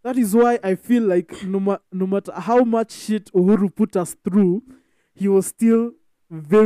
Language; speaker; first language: English; non-native, local second language; Swahili